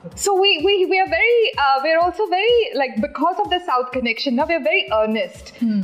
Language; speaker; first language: English; non-native, local second language; Tamil